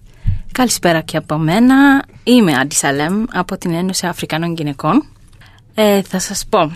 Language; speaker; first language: Greek; non-native, fluent; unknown